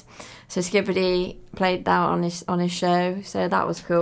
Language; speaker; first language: English; native; English